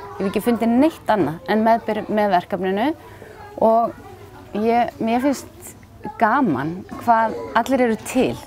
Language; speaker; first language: Icelandic; native; Icelandic